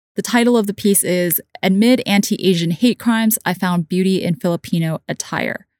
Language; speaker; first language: English; non-native, local second language; Cantonese